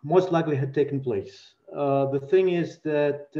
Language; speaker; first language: English; non-native, fluent; Russian